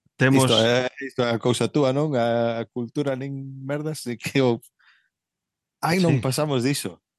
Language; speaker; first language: Galician; early bilingual, heritage; Galician